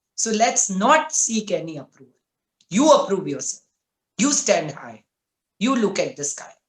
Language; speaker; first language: English; non-native, local second language; Gujarati